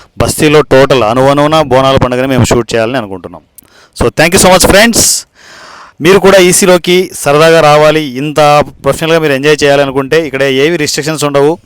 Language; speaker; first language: Telugu; native; Telugu